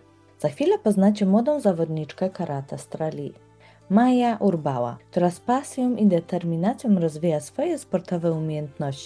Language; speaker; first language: Polish; native; Polish